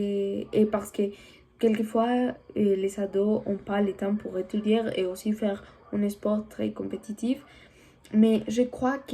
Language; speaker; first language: French; non-native, learner; Spanish